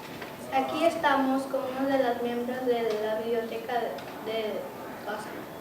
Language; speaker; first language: Spanish; early bilingual, heritage; Spanish